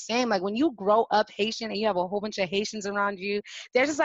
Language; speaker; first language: English; early bilingual, other home language; French